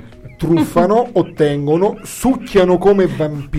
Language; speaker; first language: Italian; native; Italian